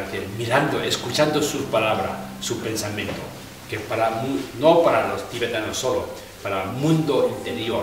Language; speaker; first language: Spanish; non-native, fluent; Tibetan